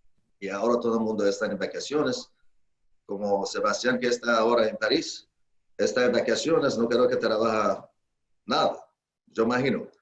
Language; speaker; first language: Spanish; non-native, learner; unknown